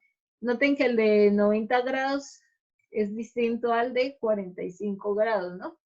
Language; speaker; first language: Spanish; native; Spanish